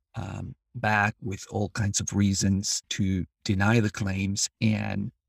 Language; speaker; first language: English; non-native, fluent; Albanian